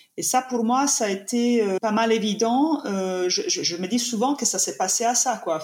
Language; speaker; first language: French; non-native, fluent; Italian